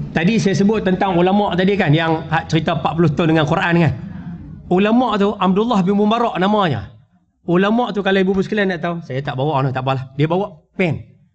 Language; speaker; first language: Malay; native; Malay